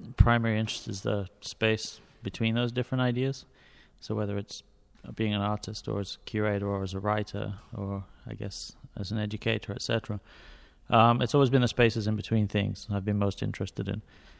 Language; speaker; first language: English; native; English